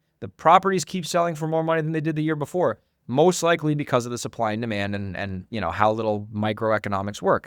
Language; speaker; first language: English; native; English